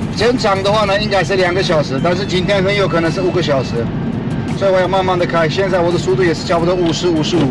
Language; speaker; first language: Chinese; non-native, fluent; Turkish